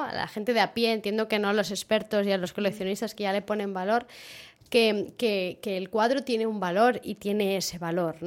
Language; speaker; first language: Spanish; non-native, local second language; Catalan